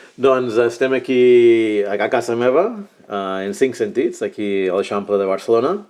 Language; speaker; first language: Catalan; early bilingual, heritage; Catalan